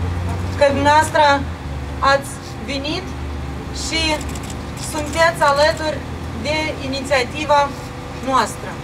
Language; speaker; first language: Romanian; non-native, local second language; Russian